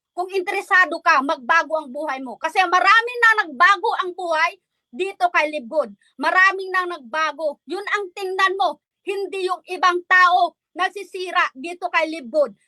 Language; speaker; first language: Filipino; non-native, local second language; Waray